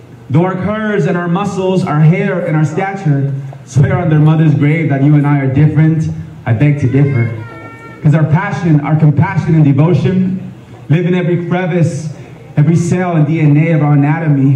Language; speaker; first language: English; early bilingual, other home language; Spanish